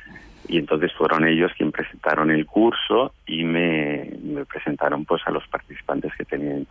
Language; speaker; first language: Spanish; native; Spanish